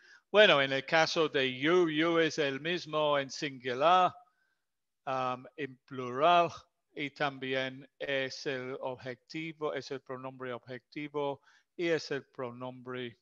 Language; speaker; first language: Spanish; non-native, fluent; English